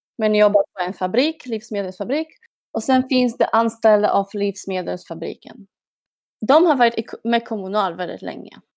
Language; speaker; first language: Swedish; non-native, fluent; Polish